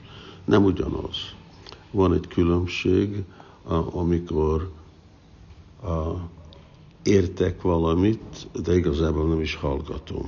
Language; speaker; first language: Hungarian; early bilingual, heritage; Hungarian